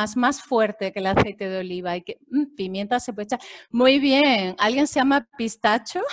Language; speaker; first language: Spanish; native; Spanish